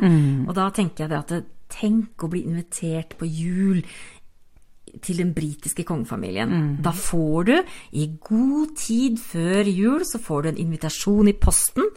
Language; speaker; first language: Norwegian; native; Norwegian